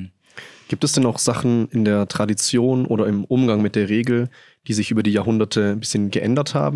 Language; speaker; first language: German; native; German